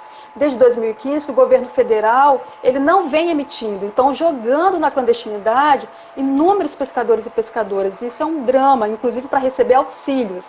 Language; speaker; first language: Portuguese; native; Portuguese